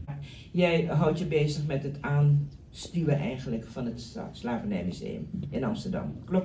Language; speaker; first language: Dutch; non-native, local second language; Papiamento